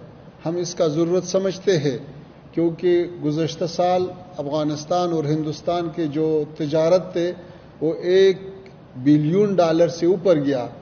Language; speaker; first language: Hindi; non-native, learner; Pashto